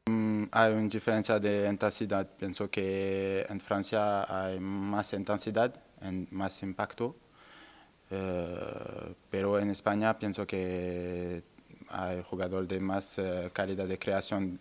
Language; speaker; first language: Spanish; non-native, learner; French